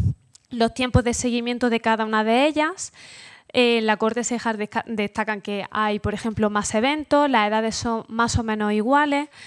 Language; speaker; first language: Spanish; native; Spanish